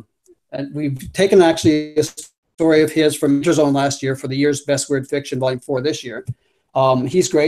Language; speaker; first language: English; native; English